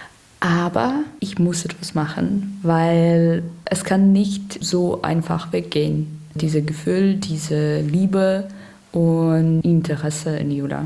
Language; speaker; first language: German; non-native, fluent; Russian